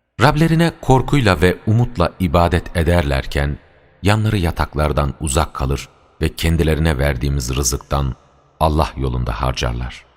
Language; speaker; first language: Turkish; native; Turkish